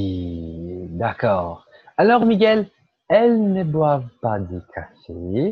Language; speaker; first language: French; non-native, fluent; Portuguese